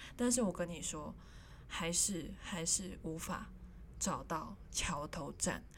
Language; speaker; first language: Chinese; non-native, local second language; Cantonese